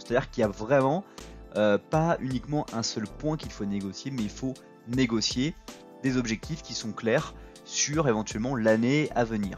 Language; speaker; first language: French; native; French